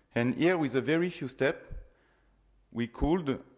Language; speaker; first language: English; non-native, fluent; French